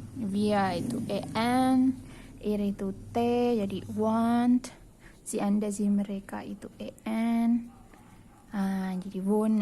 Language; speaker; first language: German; non-native, fluent; Indonesian